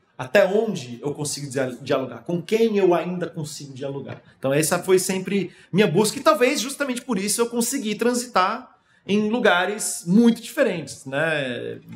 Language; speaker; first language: Portuguese; non-native, fluent; German